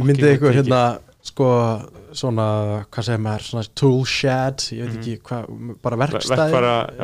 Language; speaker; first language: Icelandic; early bilingual, other home language; Portuguese